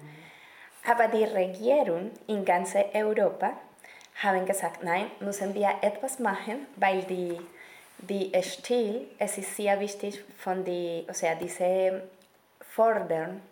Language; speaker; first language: German; non-native, learner; Spanish